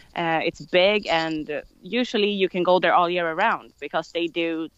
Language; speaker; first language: English; non-native, fluent; Swedish